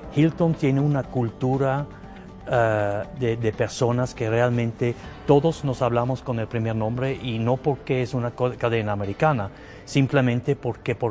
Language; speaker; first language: Spanish; non-native, fluent; Swiss German